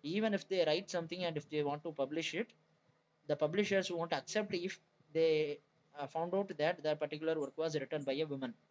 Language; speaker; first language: English; non-native, local second language; Tamil